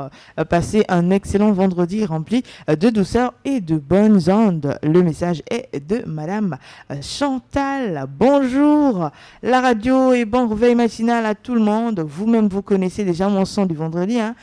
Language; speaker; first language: French; native; French